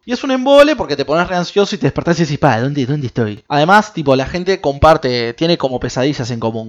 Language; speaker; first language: Spanish; native; Spanish